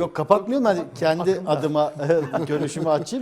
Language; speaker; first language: Turkish; native; Turkish